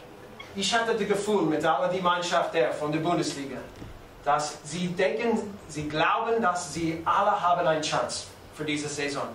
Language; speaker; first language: German; non-native, learner; English